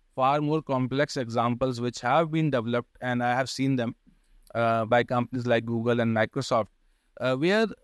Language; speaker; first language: English; non-native, local second language; Hindi